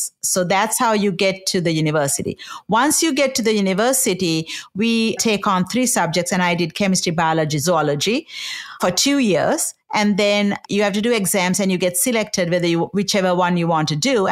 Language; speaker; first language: English; non-native, local second language; Sinhala